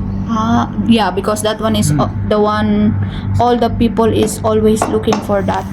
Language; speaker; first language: English; non-native, local second language; Filipino